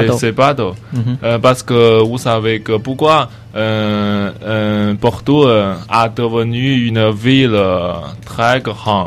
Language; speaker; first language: French; non-native, learner; Chinese